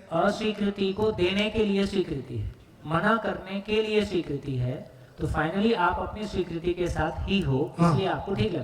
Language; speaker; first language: Hindi; native; Hindi